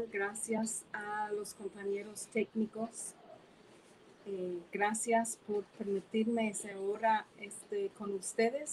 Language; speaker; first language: Spanish; non-native, fluent; English